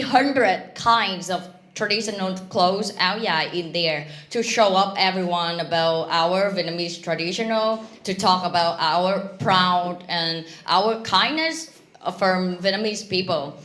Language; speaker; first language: English; non-native, learner; Vietnamese